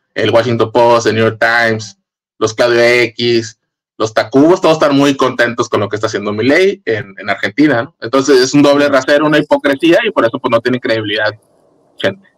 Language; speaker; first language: Spanish; native; Spanish